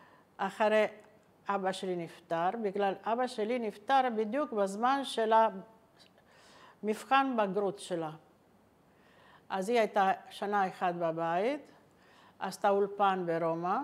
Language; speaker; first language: Hebrew; non-native, fluent; Italian